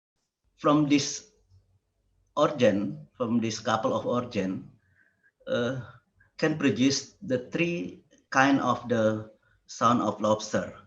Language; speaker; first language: English; non-native, learner; Indonesian